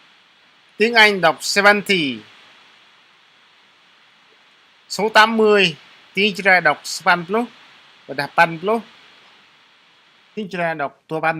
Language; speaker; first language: Vietnamese; non-native, local second language; Jarai